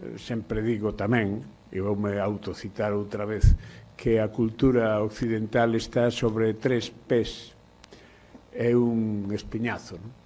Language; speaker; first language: Galician; native; Galician